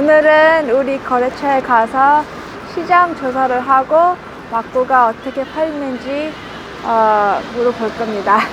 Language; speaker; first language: Korean; early bilingual, heritage; English